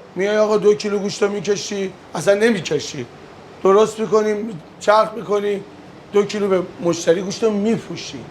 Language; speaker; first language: Persian; native; Persian